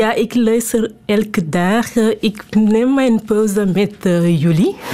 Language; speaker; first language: Dutch; non-native, learner; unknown